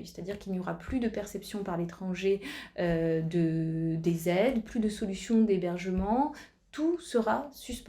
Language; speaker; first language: French; native; French